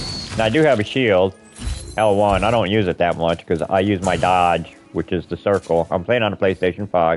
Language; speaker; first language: English; native; English